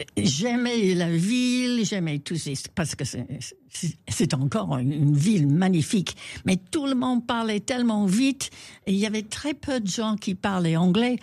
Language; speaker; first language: French; non-native, fluent; English